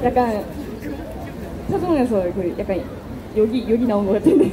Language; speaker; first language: Korean; non-native, fluent; Japanese